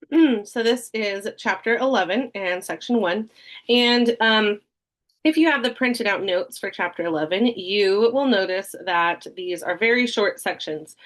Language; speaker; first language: English; native; English